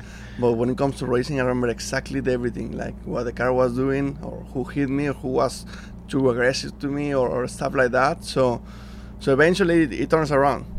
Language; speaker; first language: English; non-native, fluent; Spanish